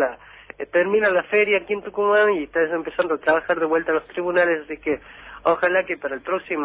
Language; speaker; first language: Spanish; native; Spanish